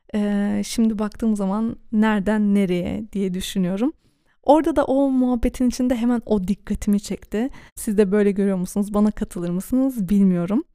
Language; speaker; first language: Turkish; early bilingual, heritage; Turkish